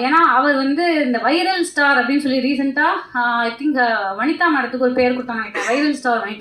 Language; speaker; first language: Tamil; native; Tamil